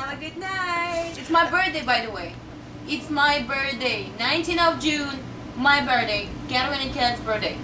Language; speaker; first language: English; non-native, fluent; Kazakh